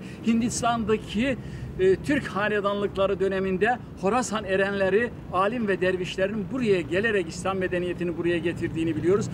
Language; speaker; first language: Turkish; native; Turkish